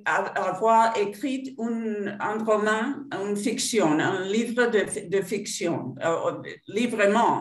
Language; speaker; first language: French; non-native, fluent; Spanish